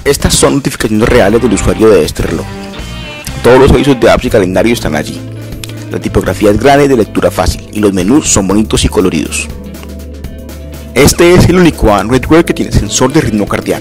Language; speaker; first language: Spanish; native; Spanish